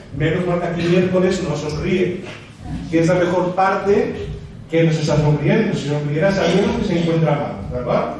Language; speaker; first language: Spanish; native; Spanish